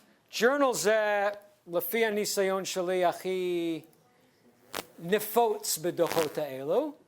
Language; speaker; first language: Hebrew; non-native, fluent; English